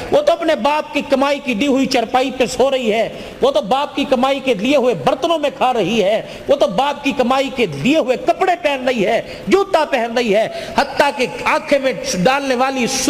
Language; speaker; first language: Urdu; non-native, local second language; Punjabi